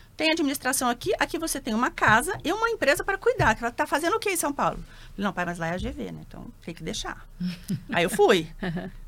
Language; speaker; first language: Portuguese; native; Portuguese